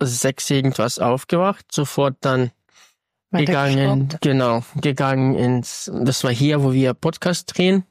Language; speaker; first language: German; non-native, fluent; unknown